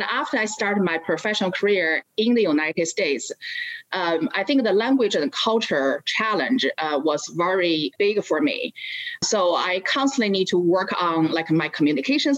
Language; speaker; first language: English; non-native, fluent; Chinese